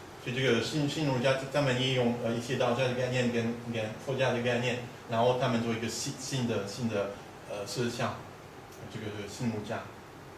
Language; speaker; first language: Chinese; non-native, fluent; French